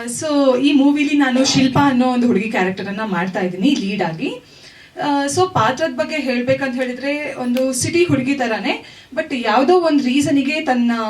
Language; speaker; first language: Kannada; native; Kannada